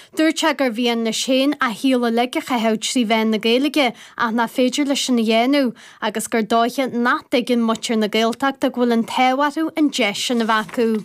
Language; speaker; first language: Irish; native; Irish